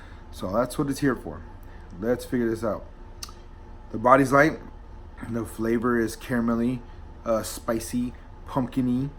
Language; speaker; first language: English; native; English